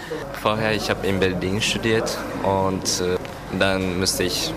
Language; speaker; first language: German; non-native, learner; Japanese